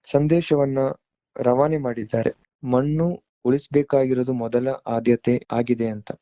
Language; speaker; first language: Kannada; native; Kannada